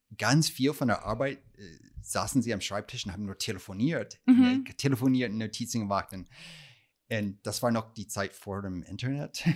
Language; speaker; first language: German; non-native, fluent; English